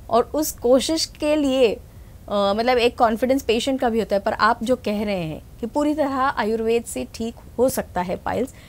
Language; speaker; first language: Hindi; non-native, local second language; Marathi